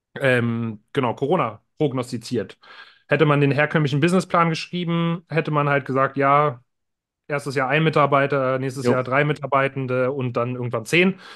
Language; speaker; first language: German; native; German